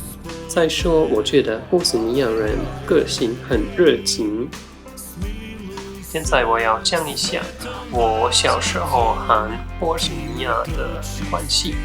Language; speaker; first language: Chinese; non-native, fluent; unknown